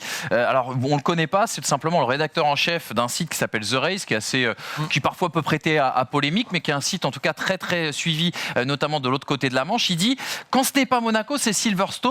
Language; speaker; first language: French; native; French